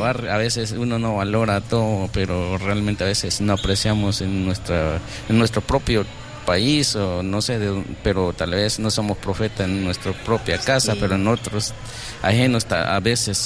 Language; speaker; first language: Spanish; non-native, local second language; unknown